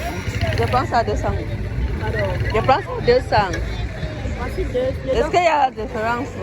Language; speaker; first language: French; non-native, local second language; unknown